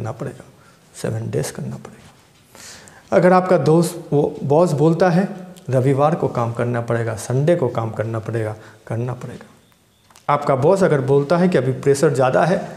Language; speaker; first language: Hindi; non-native, local second language; Bangla